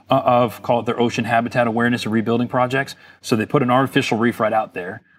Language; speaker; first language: English; native; English